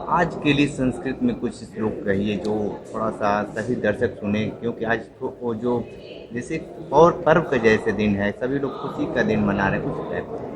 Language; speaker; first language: Hindi; native; Hindi